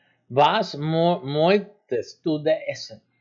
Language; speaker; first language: German; non-native, learner; English